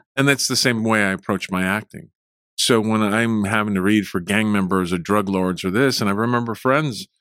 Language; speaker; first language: English; early bilingual, other home language; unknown